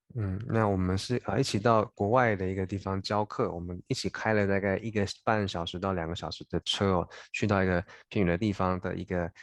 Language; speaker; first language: Chinese; native; Chinese